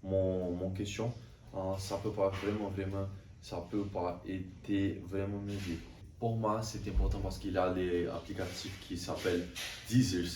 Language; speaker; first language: French; non-native, learner; Portuguese